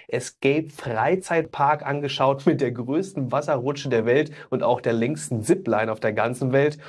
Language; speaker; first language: German; native; German